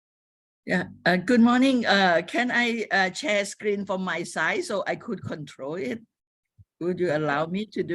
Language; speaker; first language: English; non-native, fluent; Thai